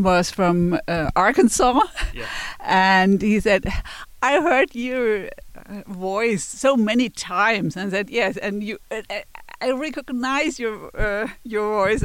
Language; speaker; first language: English; non-native, fluent; German